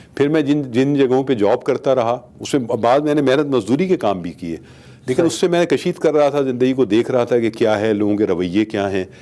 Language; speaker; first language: Urdu; native; Urdu